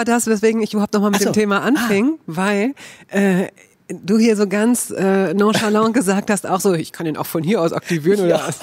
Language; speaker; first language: German; native; German